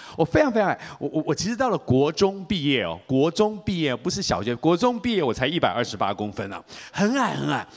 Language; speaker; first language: Chinese; native; Chinese